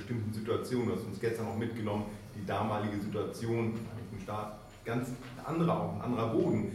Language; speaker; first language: German; native; German